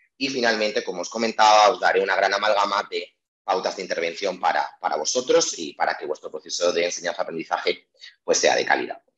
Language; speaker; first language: Spanish; native; Spanish